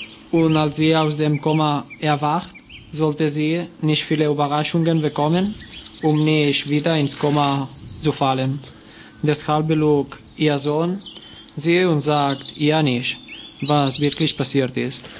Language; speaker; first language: German; non-native, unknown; Catalan